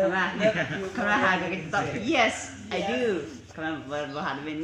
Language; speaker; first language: English; non-native, learner; Hmong